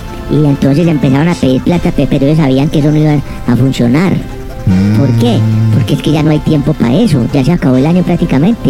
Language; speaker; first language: Spanish; native; Spanish